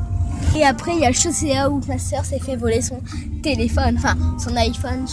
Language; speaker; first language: French; native; French